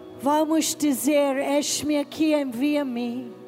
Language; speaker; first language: Portuguese; non-native, learner; English